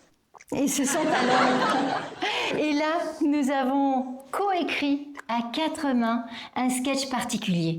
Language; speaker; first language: French; native; French